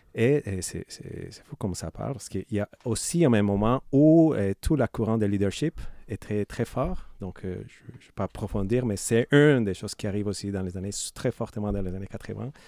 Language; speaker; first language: French; non-native, fluent; Spanish